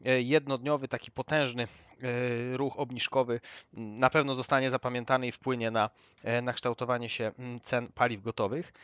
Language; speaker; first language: Polish; native; Polish